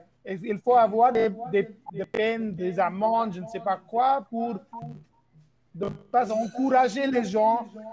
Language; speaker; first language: French; non-native, fluent; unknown